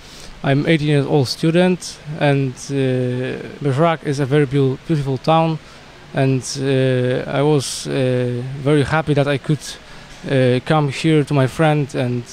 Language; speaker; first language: English; non-native, learner; Polish